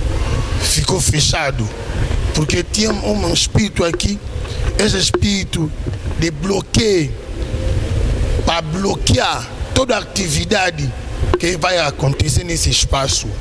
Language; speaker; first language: Portuguese; non-native, learner; Lingala